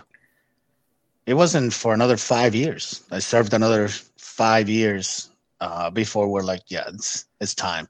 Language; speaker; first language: English; non-native, fluent; Spanish